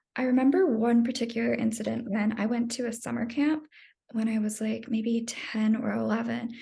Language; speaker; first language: English; native; English